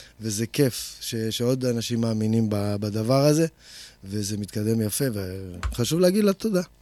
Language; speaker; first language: Hebrew; native; Hebrew